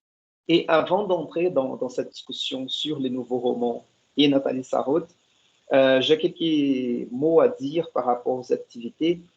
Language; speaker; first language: French; non-native, fluent; Portuguese